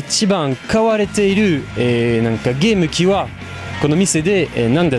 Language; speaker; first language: Japanese; non-native, learner; French